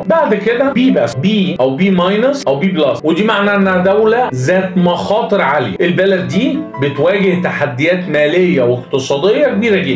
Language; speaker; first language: Arabic; native; Arabic